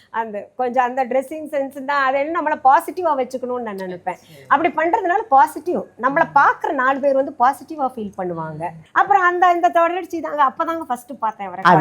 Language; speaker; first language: Tamil; non-native, local second language; Hindi